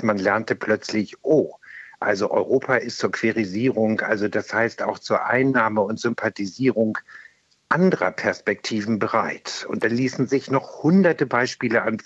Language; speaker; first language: German; native; German